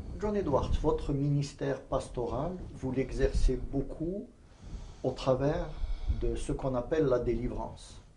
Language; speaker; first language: French; native; French